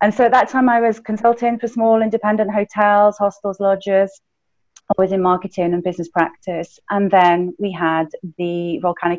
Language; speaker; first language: English; native; English